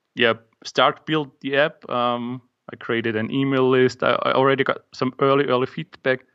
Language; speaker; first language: English; non-native, fluent; German